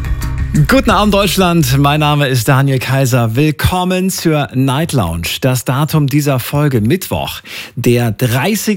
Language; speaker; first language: German; native; German